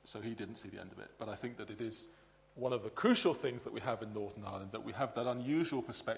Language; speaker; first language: English; native; English